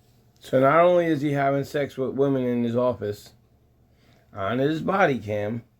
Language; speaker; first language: English; native; English